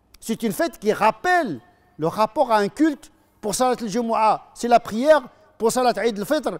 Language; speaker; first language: French; non-native, fluent; Arabic